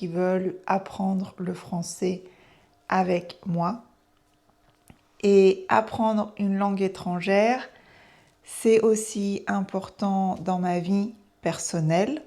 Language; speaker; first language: French; native; French